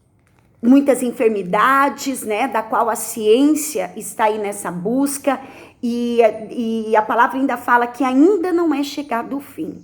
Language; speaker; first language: Portuguese; native; Portuguese